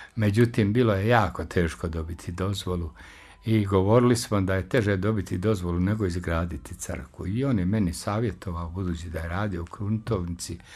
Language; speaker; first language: Croatian; native; Croatian